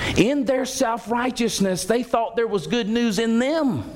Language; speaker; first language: English; native; English